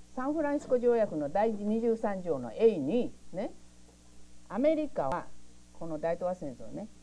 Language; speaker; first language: Japanese; early bilingual, other home language; Chinese